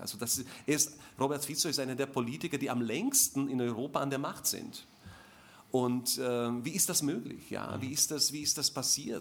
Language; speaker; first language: German; non-native, fluent; Slovak